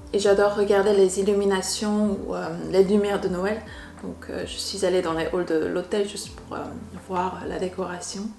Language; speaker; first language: French; non-native, fluent; Korean